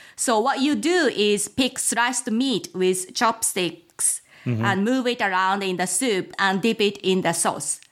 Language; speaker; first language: English; non-native, fluent; Japanese